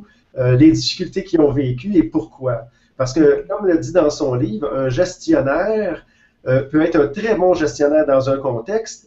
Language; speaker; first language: French; native; French